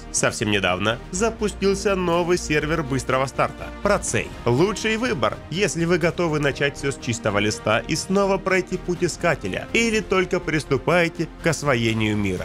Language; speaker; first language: Russian; native; Russian